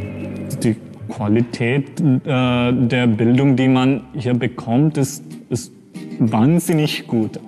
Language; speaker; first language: German; non-native, fluent; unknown